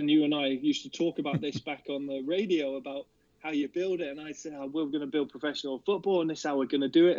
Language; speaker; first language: English; native; English